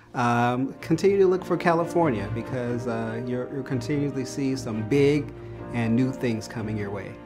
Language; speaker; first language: English; native; English